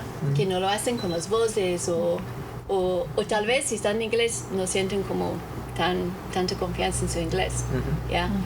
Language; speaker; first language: Spanish; non-native, fluent; English